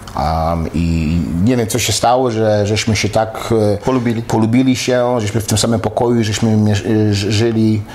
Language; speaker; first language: Polish; early bilingual, heritage; Polish